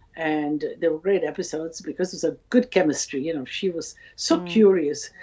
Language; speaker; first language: English; non-native, fluent; Italian